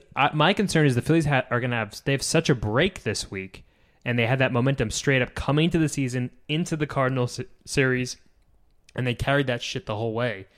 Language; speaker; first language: English; native; English